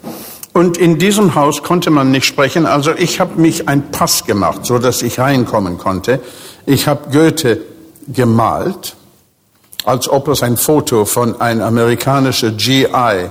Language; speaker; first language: German; non-native, fluent; English